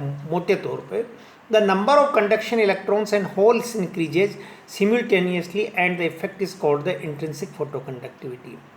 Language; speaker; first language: Hindi; native; Hindi